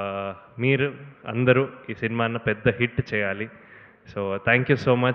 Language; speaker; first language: Telugu; non-native, learner; Kannada